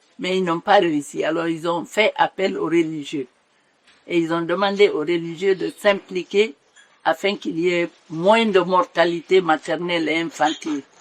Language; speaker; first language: French; non-native, local second language; Mandingo